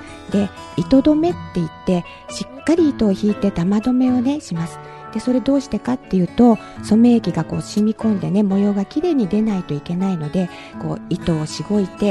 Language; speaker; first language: Japanese; native; Japanese